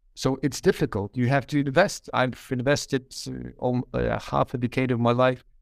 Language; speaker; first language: English; non-native, fluent; Ukrainian